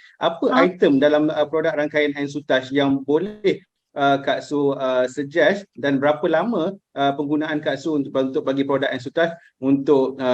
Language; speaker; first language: Malay; native; Malay